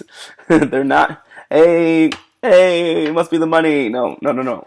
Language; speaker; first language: English; native; English